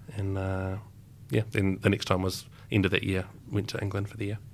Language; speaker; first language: English; native; English